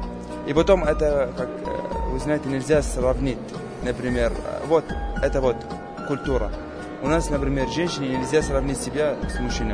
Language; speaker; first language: Russian; non-native, fluent; Arabic